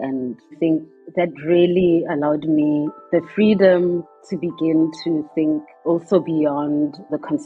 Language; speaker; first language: English; non-native, local second language; Tswana